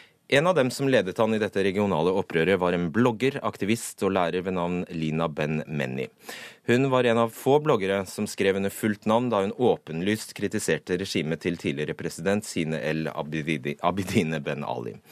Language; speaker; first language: Norwegian; native; Norwegian